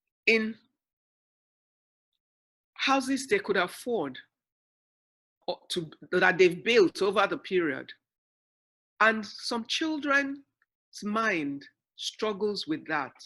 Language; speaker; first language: English; non-native, local second language; Yoruba